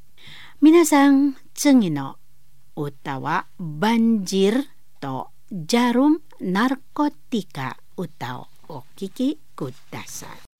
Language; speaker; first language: Japanese; non-native, learner; Indonesian